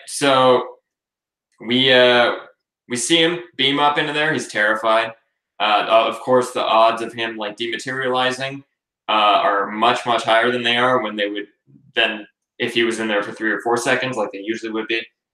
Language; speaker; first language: English; native; English